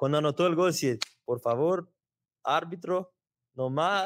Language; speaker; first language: Spanish; non-native, learner; Portuguese